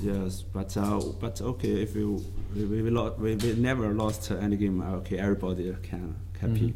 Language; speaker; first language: English; non-native, learner; Chinese